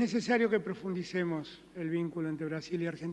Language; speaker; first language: Spanish; native; Spanish